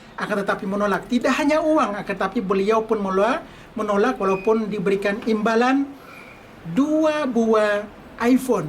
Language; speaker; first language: Indonesian; native; Indonesian